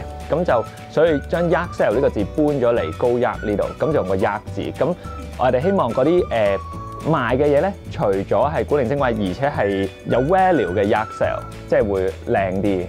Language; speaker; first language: Cantonese; native; Cantonese